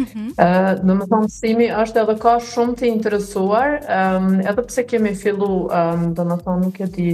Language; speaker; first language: Albanian; early bilingual, heritage; Albanian